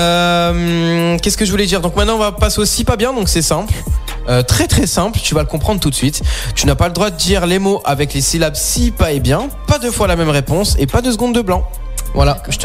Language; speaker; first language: French; native; French